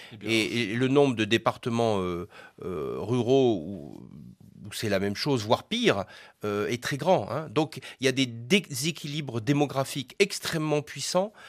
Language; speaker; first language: French; native; French